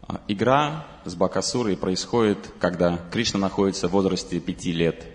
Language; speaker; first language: Russian; native; Russian